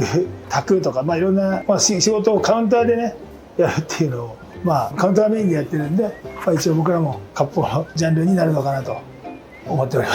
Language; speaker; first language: Japanese; native; Japanese